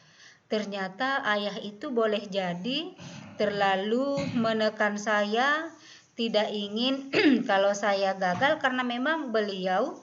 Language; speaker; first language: Indonesian; native; Indonesian